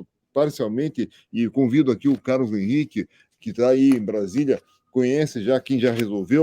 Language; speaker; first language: Portuguese; native; Portuguese